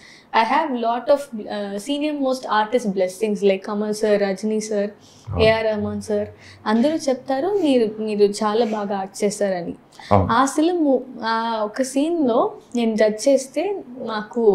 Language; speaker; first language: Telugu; non-native, learner; Tamil